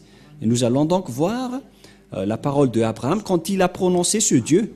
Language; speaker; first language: French; non-native, local second language; Malagasy